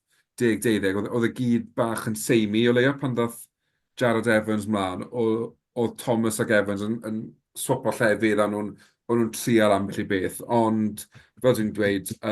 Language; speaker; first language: Welsh; native; Welsh